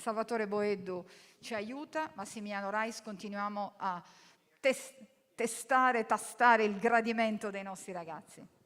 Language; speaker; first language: Italian; native; Italian